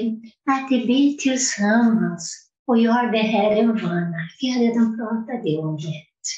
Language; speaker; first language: Swedish; non-native, fluent; Portuguese